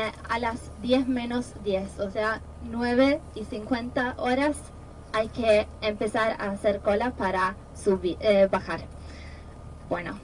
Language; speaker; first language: Spanish; non-native, fluent; Norwegian